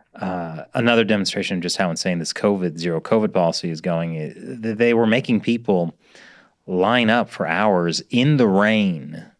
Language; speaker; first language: English; native; English